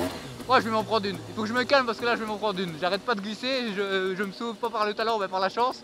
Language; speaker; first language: French; native; French